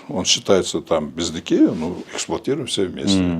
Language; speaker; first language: Russian; non-native, local second language; Kyrgyz